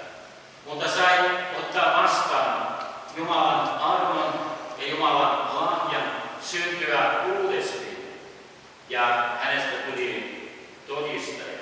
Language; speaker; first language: Finnish; early bilingual, heritage; Finnish